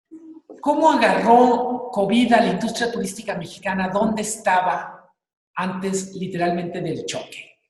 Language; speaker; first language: Spanish; native; Spanish